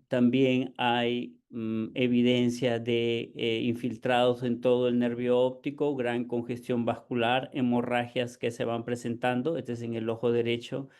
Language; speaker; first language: Spanish; native; Spanish